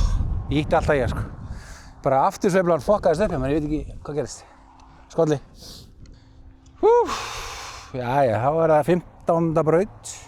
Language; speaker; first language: Icelandic; native; Icelandic